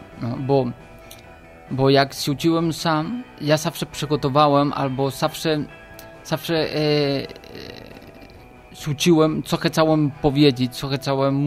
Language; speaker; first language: Polish; non-native, learner; Spanish